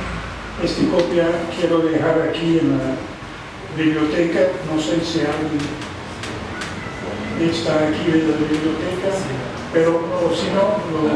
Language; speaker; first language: Spanish; non-native, fluent; English